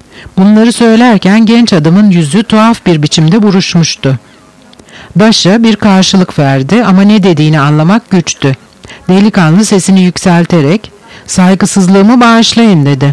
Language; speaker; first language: Turkish; native; Turkish